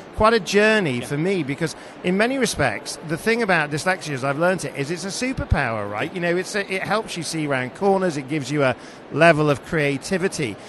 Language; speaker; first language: English; native; English